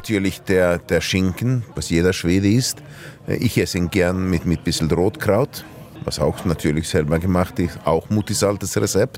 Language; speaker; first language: German; early bilingual, heritage; German